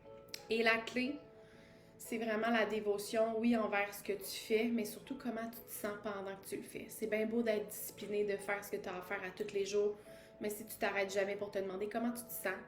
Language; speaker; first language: French; native; French